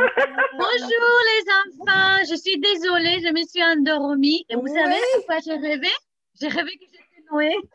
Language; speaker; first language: French; native; French